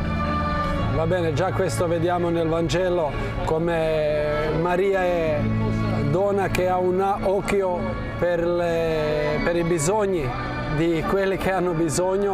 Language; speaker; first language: Italian; non-native, fluent; Croatian